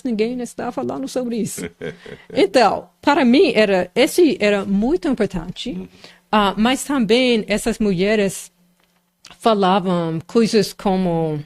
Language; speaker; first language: Portuguese; non-native, fluent; English